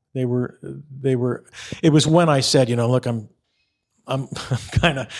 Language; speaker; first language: English; native; English